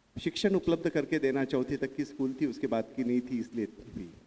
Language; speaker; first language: Hindi; non-native, local second language; Marathi